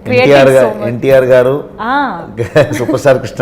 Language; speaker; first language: Telugu; non-native, learner; Kannada